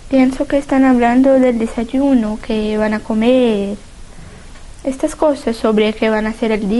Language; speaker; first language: Spanish; non-native, learner; Portuguese